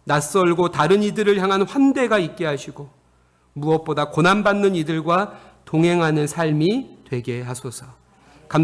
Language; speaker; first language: Korean; native; Korean